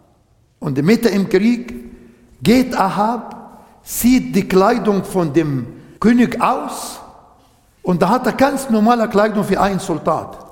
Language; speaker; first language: German; non-native, fluent; Arabic